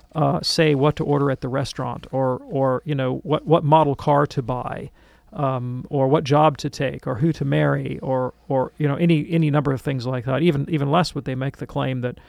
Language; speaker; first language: English; native; English